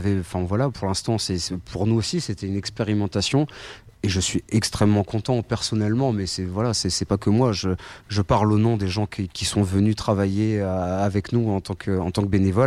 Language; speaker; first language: French; native; French